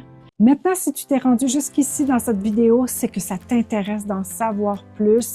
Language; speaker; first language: French; native; French